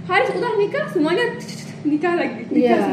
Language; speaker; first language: Indonesian; non-native, learner; Turkish